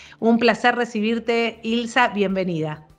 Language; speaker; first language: Spanish; native; Spanish